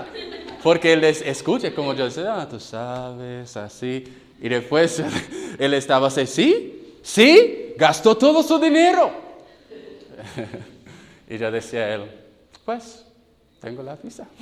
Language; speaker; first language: Spanish; non-native, learner; English